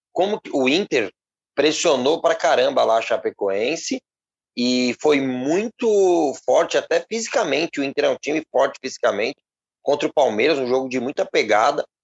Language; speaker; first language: Portuguese; native; Portuguese